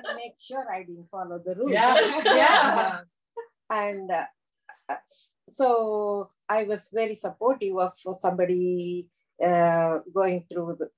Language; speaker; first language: English; non-native, local second language; Tamil